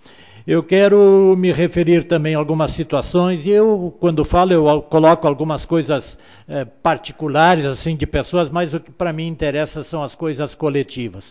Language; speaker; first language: Portuguese; native; Portuguese